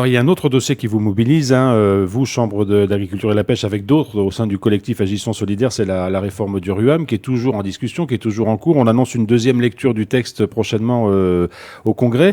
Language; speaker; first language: French; native; French